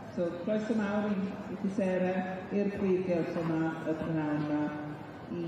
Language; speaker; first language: Welsh; non-native, learner; English